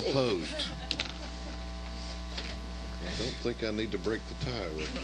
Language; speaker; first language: English; native; English